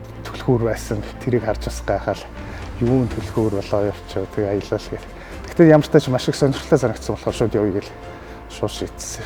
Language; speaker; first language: Mongolian; native; Mongolian